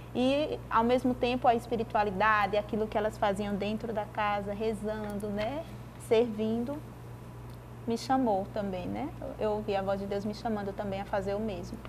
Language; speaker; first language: Portuguese; native; Portuguese